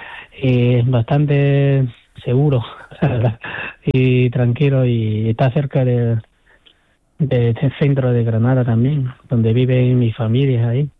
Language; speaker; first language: Spanish; non-native, fluent; Chinese